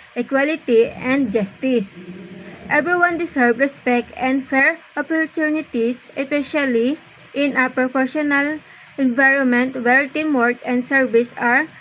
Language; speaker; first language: English; non-native, local second language; Filipino